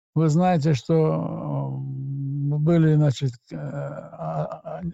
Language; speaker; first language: Russian; non-native, local second language; Azerbaijani